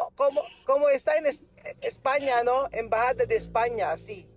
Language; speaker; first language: Spanish; non-native, learner; Filipino